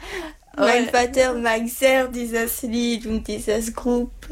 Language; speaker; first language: German; non-native, learner; French